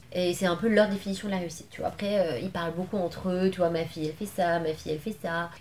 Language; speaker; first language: French; native; French